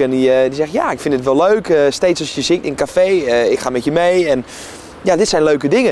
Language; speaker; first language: Dutch; native; Dutch